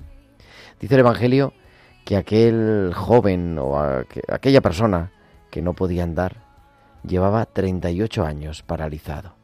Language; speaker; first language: Spanish; native; Spanish